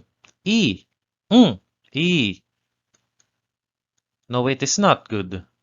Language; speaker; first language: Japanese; non-native, learner; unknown